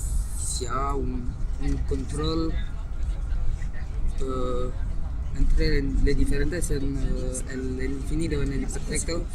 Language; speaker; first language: Spanish; non-native, learner; French